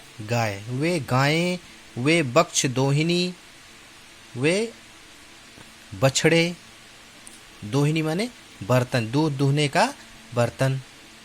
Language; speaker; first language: Hindi; native; Hindi